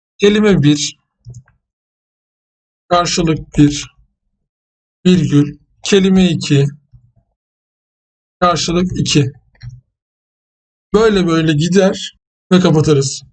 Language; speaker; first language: Turkish; native; Turkish